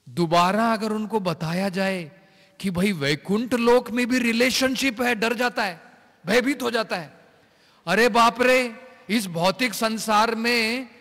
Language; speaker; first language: Hindi; native; Hindi